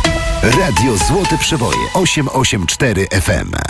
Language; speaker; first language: Polish; native; Polish